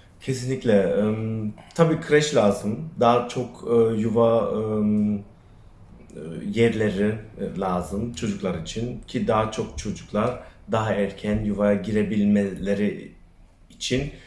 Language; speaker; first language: Turkish; early bilingual, other home language; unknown